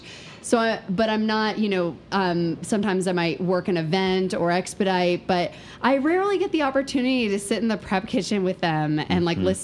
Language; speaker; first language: English; native; English